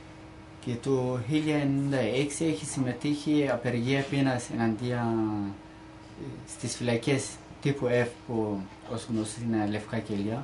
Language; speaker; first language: Greek; non-native, learner; Turkish